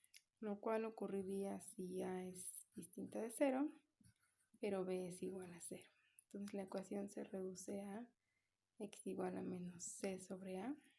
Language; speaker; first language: Spanish; native; Spanish